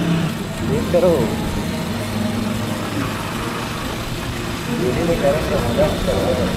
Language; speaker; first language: Hindi; native; Hindi